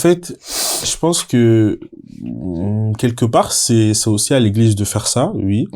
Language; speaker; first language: French; native; French